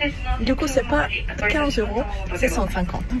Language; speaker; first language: French; non-native, learner; Croatian